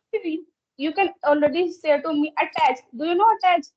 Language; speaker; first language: English; non-native, local second language; Hindi